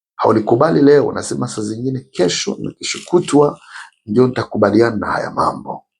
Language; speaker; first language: Swahili; native; Swahili